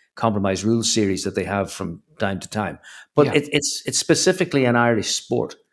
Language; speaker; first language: English; native; English